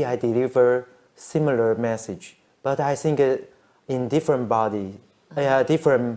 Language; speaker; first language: English; non-native, fluent; Chinese